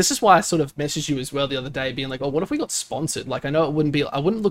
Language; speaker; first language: English; native; English